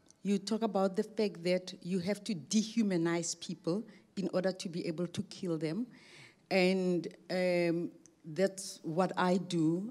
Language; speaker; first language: English; non-native, local second language; Afrikaans